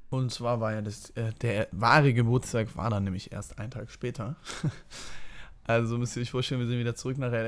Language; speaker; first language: German; native; German